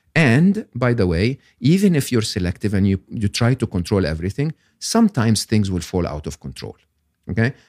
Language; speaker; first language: English; non-native, fluent; Arabic